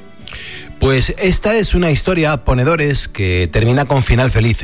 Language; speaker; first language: Spanish; native; Spanish